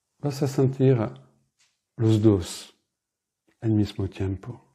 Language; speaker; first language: Spanish; non-native, fluent; French